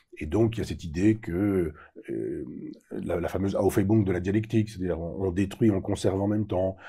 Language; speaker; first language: French; native; French